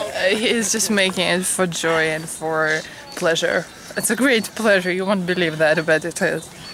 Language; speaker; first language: English; non-native, fluent; Russian